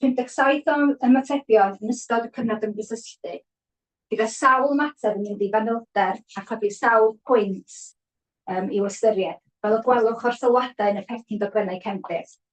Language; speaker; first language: Welsh; native; Welsh